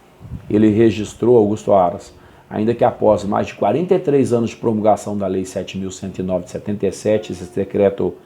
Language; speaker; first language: Portuguese; native; Portuguese